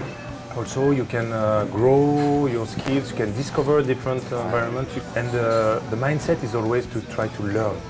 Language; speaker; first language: English; non-native, fluent; French